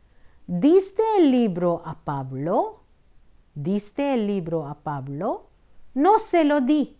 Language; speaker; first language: Spanish; non-native, fluent; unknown